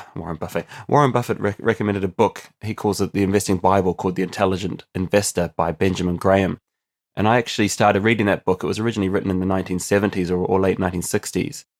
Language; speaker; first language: English; native; English